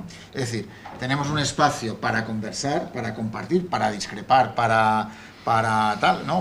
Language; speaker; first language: Spanish; native; Spanish